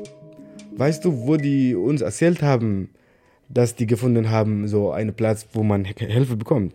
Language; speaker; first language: German; non-native, learner; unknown